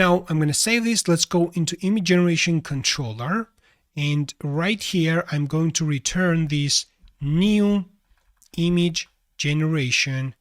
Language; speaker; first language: English; non-native, fluent; Georgian